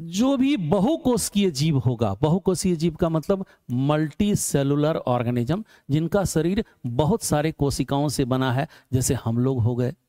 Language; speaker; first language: Hindi; native; Hindi